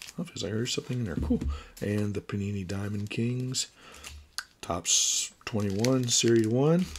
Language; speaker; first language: English; native; English